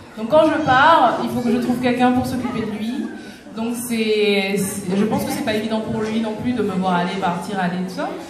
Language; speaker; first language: French; native; French